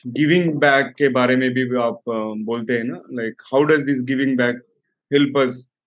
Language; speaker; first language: Hindi; native; Hindi